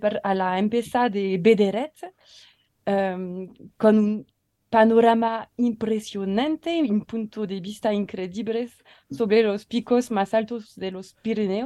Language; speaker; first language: Spanish; non-native, learner; French